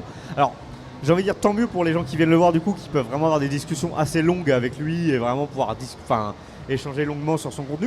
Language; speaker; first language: French; native; French